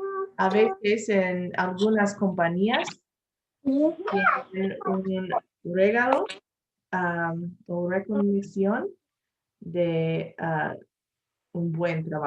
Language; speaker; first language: Spanish; non-native, learner; English